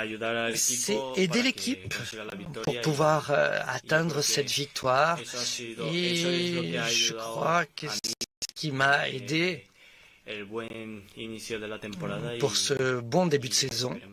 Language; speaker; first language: French; non-native, fluent; Spanish